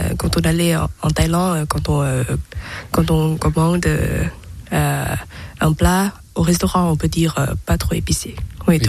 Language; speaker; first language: French; non-native, learner; Thai